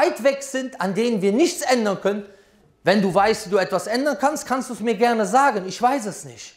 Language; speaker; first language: German; native; German